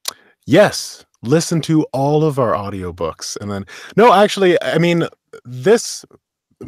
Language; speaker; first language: English; native; English